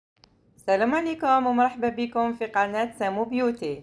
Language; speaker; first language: Arabic; native; Arabic